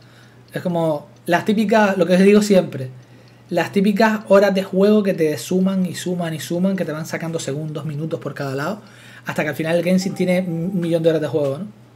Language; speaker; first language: Spanish; native; Spanish